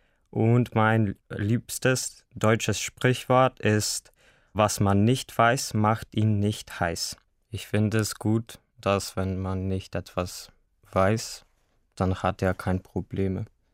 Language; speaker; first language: German; non-native, learner; Macedonian